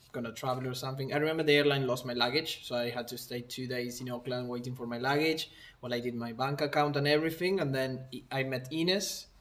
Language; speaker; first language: English; non-native, fluent; Spanish